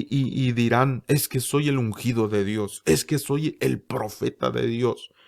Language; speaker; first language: Spanish; native; Spanish